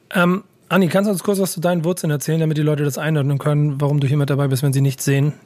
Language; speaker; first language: German; native; German